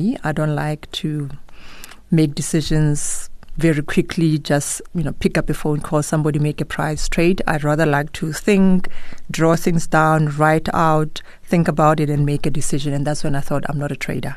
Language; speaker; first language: English; non-native, local second language; Tswana